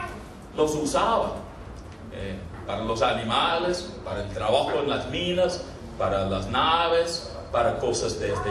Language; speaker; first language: Spanish; non-native, fluent; English